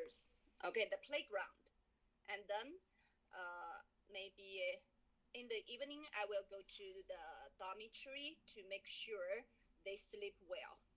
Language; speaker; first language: English; non-native, learner; Chinese